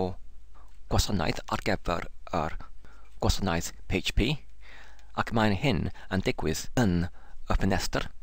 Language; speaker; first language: Welsh; non-native, learner; English